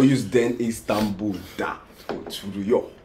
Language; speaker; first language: Turkish; non-native, learner; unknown